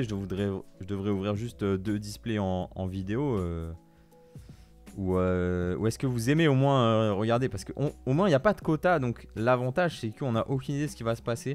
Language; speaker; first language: French; native; French